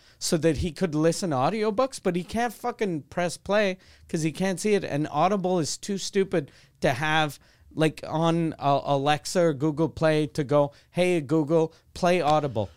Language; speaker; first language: English; non-native, local second language; French